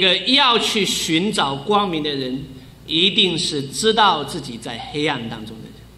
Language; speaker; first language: Chinese; native; Chinese